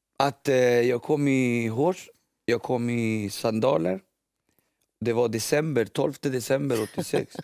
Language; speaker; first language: Swedish; early bilingual, other home language; Spanish